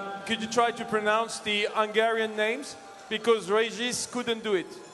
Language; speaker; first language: English; non-native, fluent; French